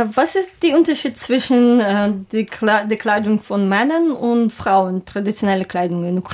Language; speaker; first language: German; non-native, learner; Ukrainian